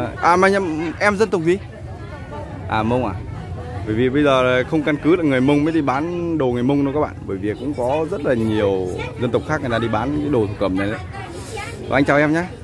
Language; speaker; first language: Vietnamese; non-native, local second language; Hmong